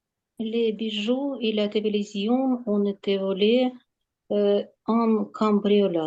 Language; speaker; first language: French; non-native, learner; Ukrainian